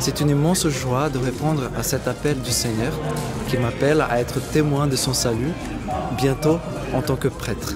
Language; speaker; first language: French; non-native, fluent; Portuguese